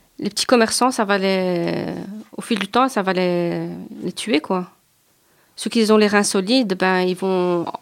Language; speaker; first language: French; native; French